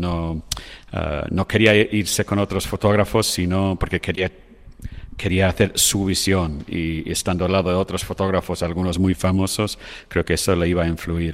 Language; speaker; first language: Spanish; non-native, fluent; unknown